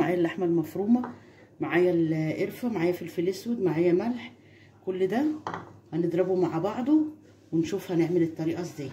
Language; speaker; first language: Arabic; native; Arabic